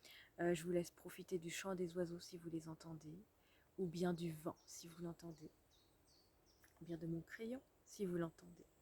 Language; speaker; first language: French; native; French